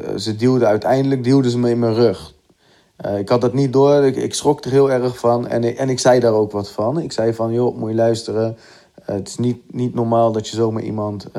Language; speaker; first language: Dutch; native; Dutch